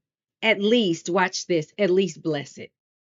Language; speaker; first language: English; native; English